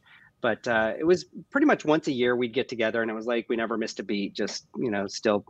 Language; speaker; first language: English; native; English